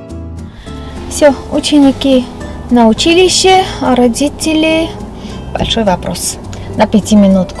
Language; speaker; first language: Russian; non-native, local second language; Armenian